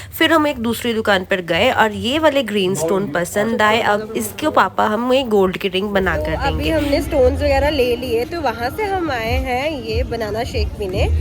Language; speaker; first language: Hindi; non-native, local second language; Bangla